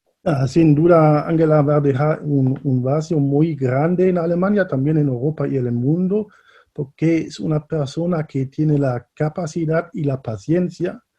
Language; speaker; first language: Spanish; non-native, fluent; German